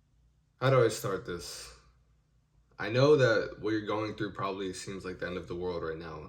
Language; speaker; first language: English; native; English